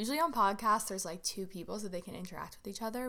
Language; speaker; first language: English; native; English